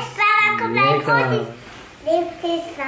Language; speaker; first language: German; early bilingual, other home language; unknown